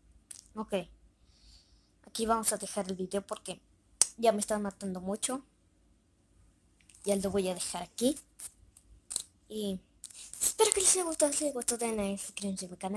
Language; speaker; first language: Spanish; native; Spanish